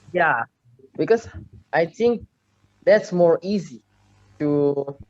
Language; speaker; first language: English; non-native, learner; Indonesian